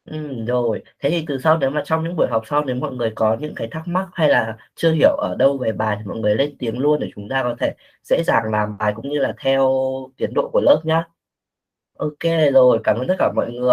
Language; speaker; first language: Vietnamese; native; Vietnamese